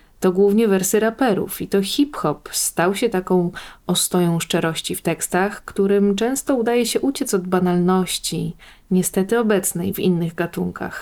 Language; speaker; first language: Polish; native; Polish